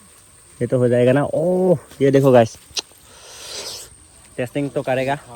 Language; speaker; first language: Hindi; non-native, local second language; Karbi